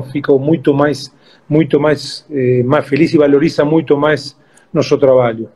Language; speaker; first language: Portuguese; non-native, fluent; Spanish